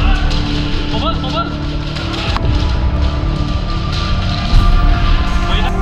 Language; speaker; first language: Thai; native; Thai